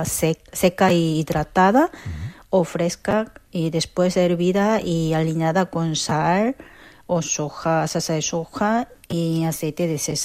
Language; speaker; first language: Spanish; non-native, fluent; Korean